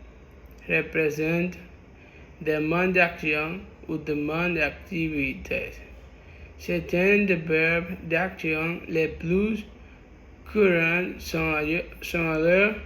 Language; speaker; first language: French; non-native, learner; Spanish